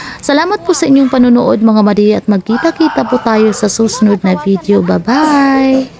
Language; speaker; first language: Filipino; non-native, local second language; Cebuano